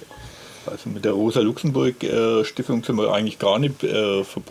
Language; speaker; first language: German; native; German